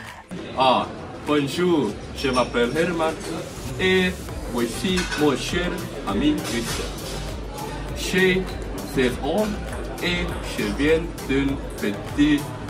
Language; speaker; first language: French; non-native, learner; Estonian